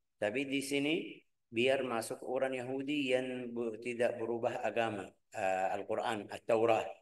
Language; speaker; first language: Malay; non-native, fluent; Arabic